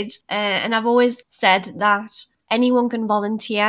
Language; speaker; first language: English; native; English